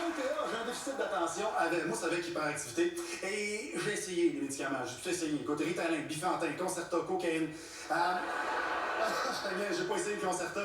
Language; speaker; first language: French; native; French